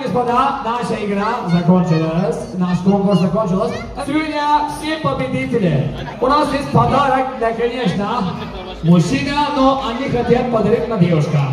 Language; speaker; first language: Russian; non-native, learner; Turkish